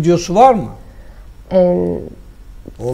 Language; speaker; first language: Turkish; native; Turkish